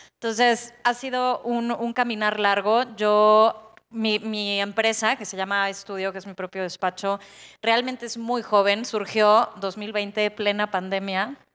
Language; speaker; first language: Spanish; native; Spanish